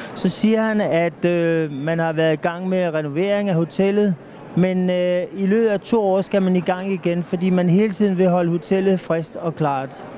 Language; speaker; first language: Danish; native; Danish